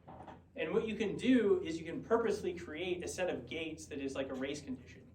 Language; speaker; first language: English; native; English